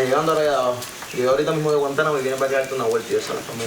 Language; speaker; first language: Spanish; native; Spanish